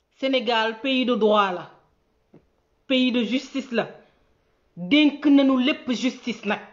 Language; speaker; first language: Wolof; native; Wolof